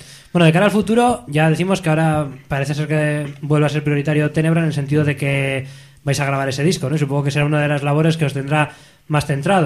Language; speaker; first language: Spanish; native; Spanish